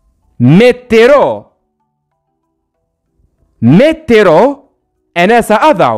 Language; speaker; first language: Italian; non-native, fluent; Arabic